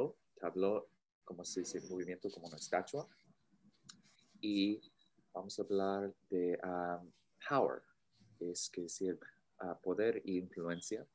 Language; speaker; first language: Spanish; non-native, fluent; English